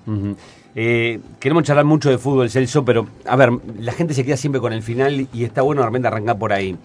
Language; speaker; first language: Spanish; native; Spanish